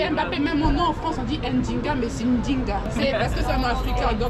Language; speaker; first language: French; native; French